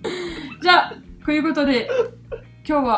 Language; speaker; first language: Japanese; non-native, fluent; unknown